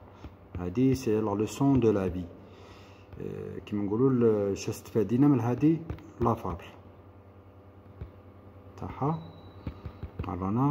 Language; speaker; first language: French; non-native, local second language; Arabic